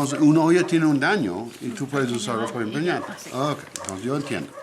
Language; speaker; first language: Spanish; non-native, learner; English